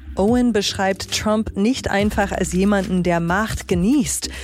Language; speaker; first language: German; native; German